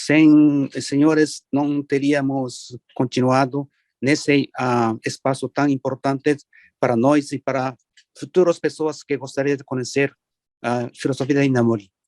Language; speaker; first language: Portuguese; non-native, learner; Japanese